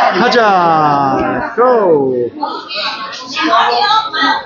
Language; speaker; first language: Korean; non-native, learner; Thai